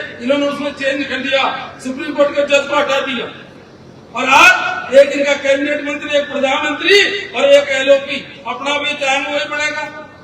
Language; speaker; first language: Hindi; native; Hindi